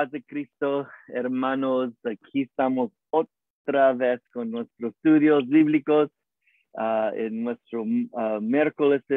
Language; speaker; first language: Spanish; non-native, learner; English